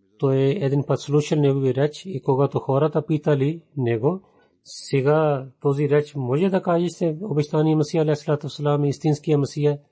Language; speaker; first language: Bulgarian; non-native, fluent; Urdu